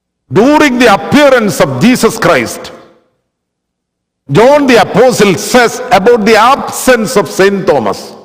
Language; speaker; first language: English; non-native, local second language; Malayalam